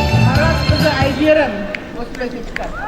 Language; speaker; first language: Kazakh; native; Kazakh